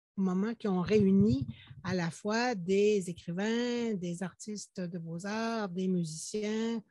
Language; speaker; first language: French; native; French